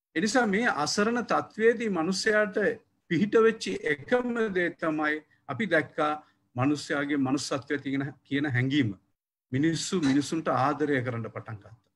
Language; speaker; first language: Sinhala; non-native, local second language; Tamil